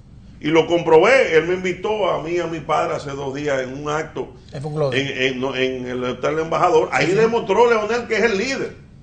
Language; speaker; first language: Spanish; native; Spanish